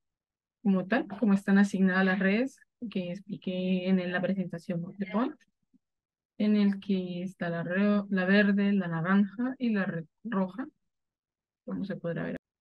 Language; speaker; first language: Spanish; native; Spanish